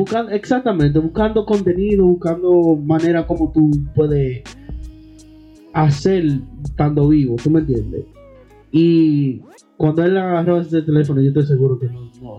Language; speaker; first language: Spanish; early bilingual, other home language; English